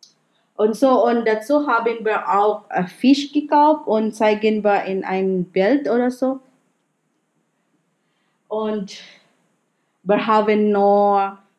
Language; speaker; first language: German; non-native, learner; Filipino